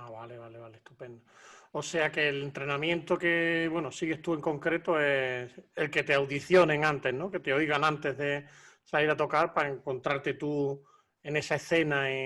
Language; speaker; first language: Spanish; native; Spanish